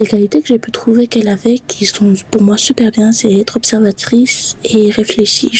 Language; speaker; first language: French; native; French